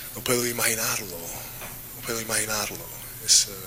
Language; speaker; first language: Spanish; non-native, learner; English